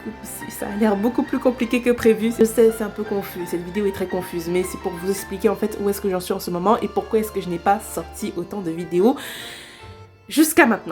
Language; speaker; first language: French; native; French